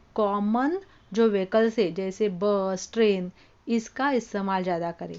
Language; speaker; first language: Hindi; non-native, local second language; Marathi